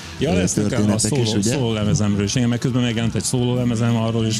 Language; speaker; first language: Hungarian; native; Hungarian